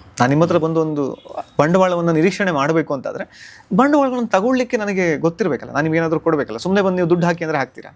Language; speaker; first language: Kannada; native; Kannada